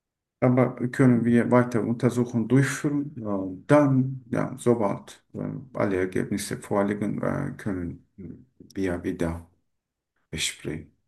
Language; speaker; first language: German; non-native, learner; Turkish